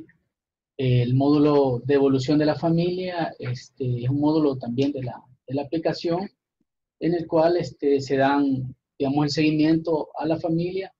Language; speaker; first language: Spanish; native; Spanish